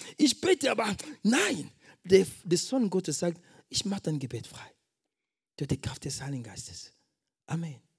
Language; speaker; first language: German; non-native, fluent; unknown